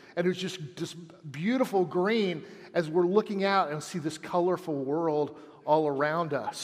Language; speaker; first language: English; native; English